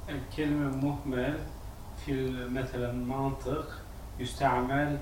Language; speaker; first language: Arabic; non-native, learner; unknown